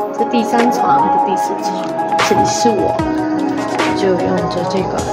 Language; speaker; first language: Chinese; non-native, fluent; Indonesian